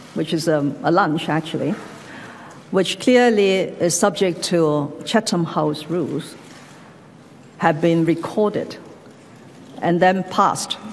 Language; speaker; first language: English; non-native, local second language; Cantonese